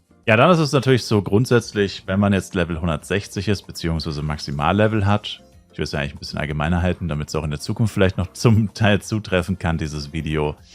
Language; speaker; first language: German; native; German